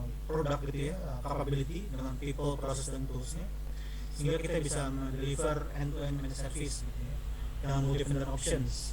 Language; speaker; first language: Indonesian; native; Indonesian